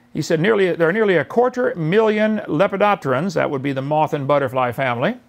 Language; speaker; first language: English; native; English